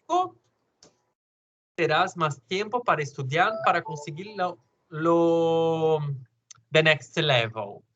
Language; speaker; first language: Spanish; non-native, learner; Portuguese